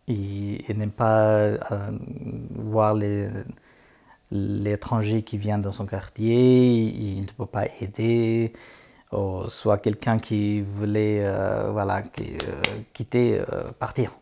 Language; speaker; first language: French; non-native, fluent; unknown